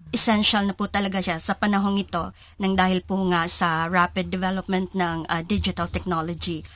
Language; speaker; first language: Filipino; non-native, local second language; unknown